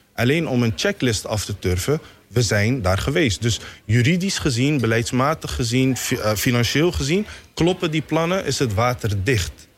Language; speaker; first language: Dutch; non-native, fluent; Somali